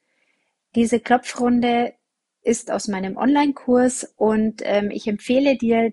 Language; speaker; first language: German; native; German